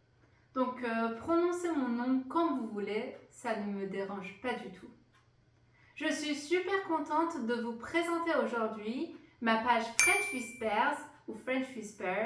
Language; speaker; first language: French; non-native, fluent; Persian